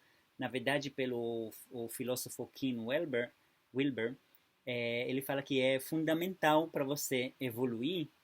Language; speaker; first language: Portuguese; non-native, fluent; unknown